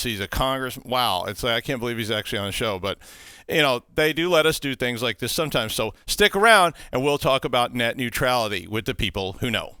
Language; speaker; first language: English; native; English